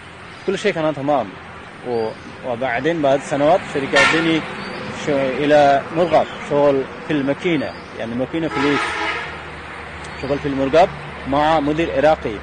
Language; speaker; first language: Arabic; non-native, learner; Bangla